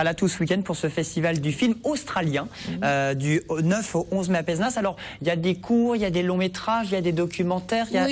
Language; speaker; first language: French; native; French